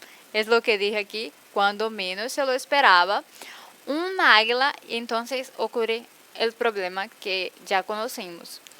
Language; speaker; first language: Spanish; non-native, fluent; Portuguese